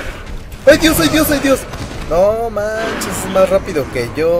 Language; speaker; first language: Spanish; native; Spanish